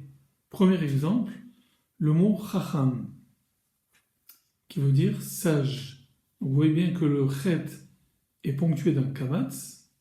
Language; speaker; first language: French; native; French